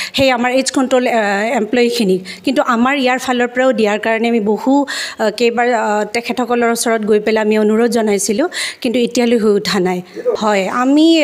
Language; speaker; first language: Assamese; native; Assamese